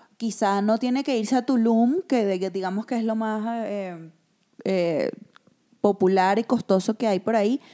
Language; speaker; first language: Spanish; native; Spanish